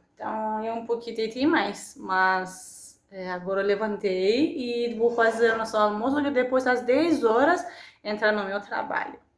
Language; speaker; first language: Portuguese; non-native, fluent; Persian